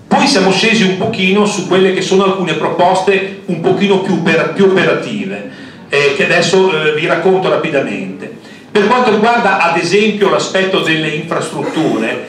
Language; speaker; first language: Italian; native; Italian